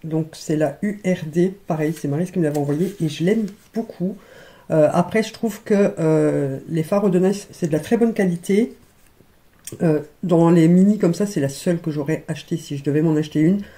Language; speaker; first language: French; native; French